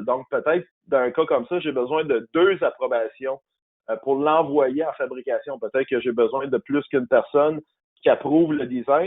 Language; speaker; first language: French; native; French